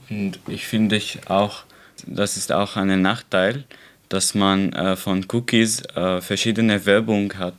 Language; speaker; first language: German; non-native, learner; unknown